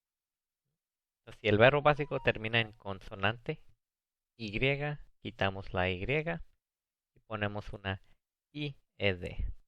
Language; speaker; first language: Spanish; early bilingual, heritage; English